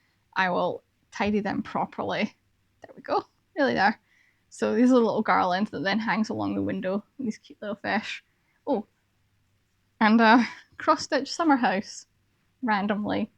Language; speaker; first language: English; native; English